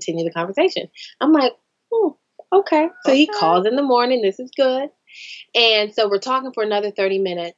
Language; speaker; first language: English; native; English